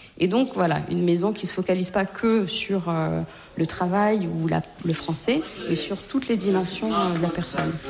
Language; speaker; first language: French; native; French